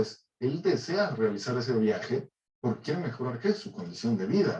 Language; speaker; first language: Spanish; native; Spanish